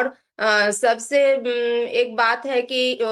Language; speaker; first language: Hindi; non-native, local second language; Bangla